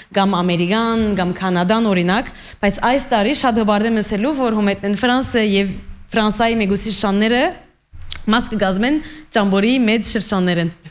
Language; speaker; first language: Armenian; early bilingual, heritage; Armenian